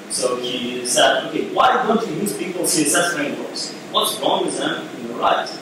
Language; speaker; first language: English; non-native, fluent; Ukrainian